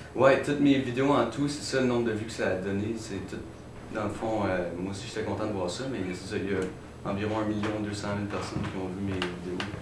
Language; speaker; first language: French; native; French